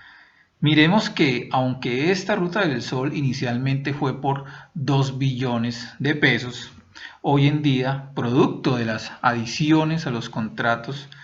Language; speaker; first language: Spanish; native; Spanish